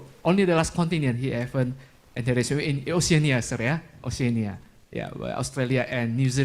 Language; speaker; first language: English; non-native, fluent; Indonesian